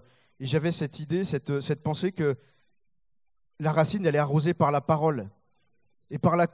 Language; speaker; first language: French; native; French